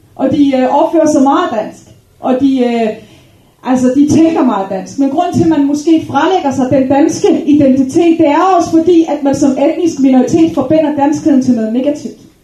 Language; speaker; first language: Danish; early bilingual, other home language; Arabic